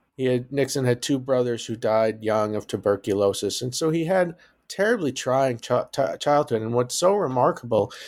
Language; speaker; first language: English; native; English